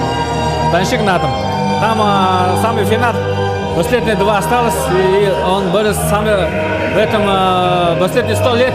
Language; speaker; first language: Russian; non-native, learner; Mongolian